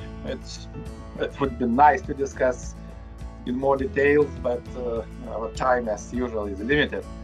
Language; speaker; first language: English; non-native, fluent; Lithuanian